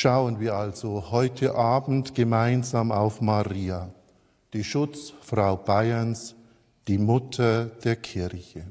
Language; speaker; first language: German; native; German